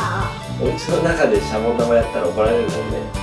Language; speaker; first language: Japanese; native; Japanese